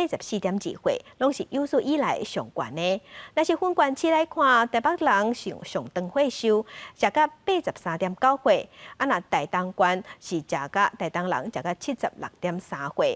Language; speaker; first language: Chinese; native; Chinese